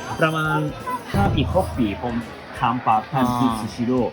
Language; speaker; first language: Thai; non-native, learner; Japanese